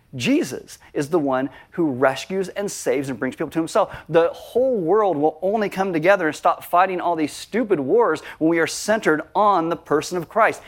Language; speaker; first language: English; native; English